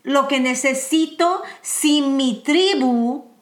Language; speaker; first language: Spanish; early bilingual, heritage; Spanish